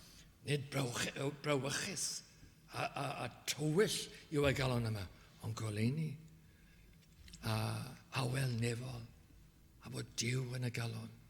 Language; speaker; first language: Welsh; native; Welsh